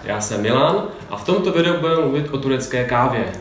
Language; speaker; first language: Czech; native; Czech